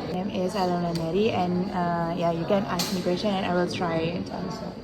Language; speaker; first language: English; non-native, learner; Indonesian